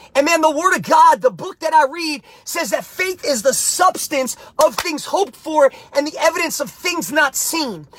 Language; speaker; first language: English; native; English